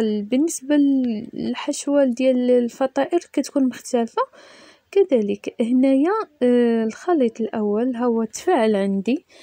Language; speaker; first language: Arabic; native; Arabic